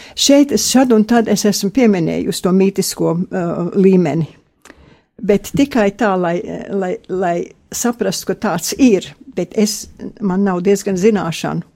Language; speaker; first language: Latvian; early bilingual, heritage; Latvian